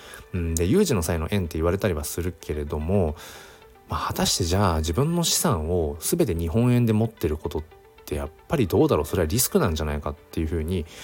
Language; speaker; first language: Japanese; native; Japanese